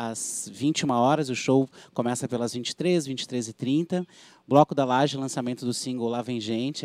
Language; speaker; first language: Portuguese; native; Portuguese